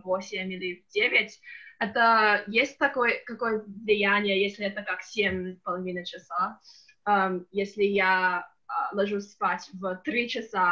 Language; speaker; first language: Russian; non-native, learner; English